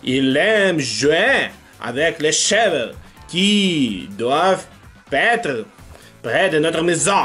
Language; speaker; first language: French; non-native, learner; Russian